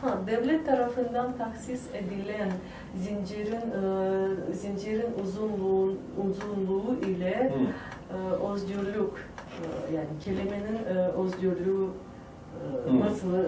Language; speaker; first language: Turkish; non-native, fluent; Tajik